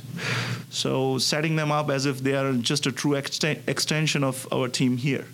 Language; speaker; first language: English; non-native, local second language; Gujarati